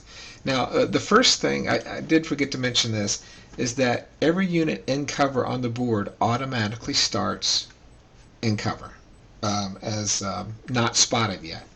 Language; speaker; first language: English; native; English